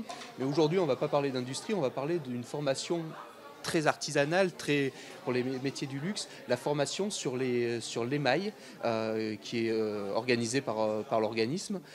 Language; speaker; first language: French; native; French